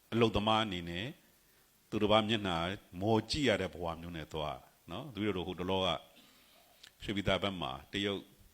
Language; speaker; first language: Burmese; native; Burmese